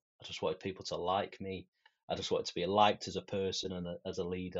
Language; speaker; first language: English; native; English